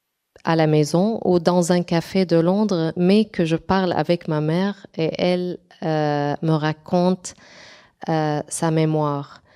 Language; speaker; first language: French; non-native, local second language; Arabic